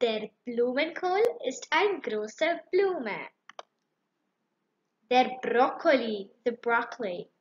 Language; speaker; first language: German; non-native, learner; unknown